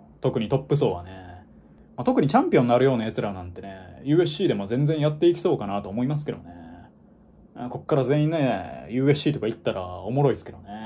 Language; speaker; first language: Japanese; native; Japanese